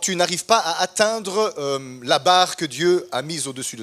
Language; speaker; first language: French; native; French